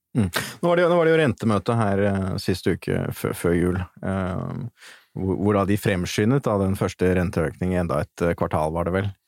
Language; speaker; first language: Norwegian; native; Norwegian